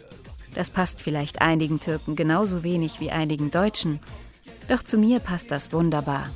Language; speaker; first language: German; native; German